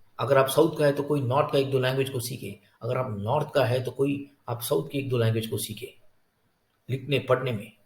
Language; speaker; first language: Hindi; non-native, local second language; Tamil